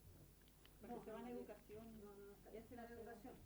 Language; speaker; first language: Spanish; native; Spanish